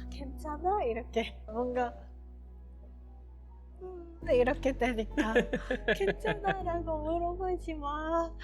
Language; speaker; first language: Korean; non-native, fluent; Japanese